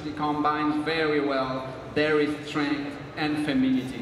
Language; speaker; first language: English; non-native, fluent; French